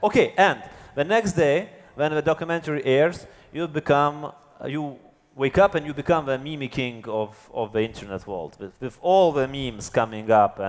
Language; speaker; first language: English; non-native, fluent; Lithuanian